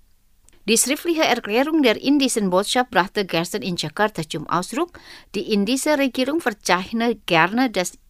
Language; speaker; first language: German; non-native, fluent; Indonesian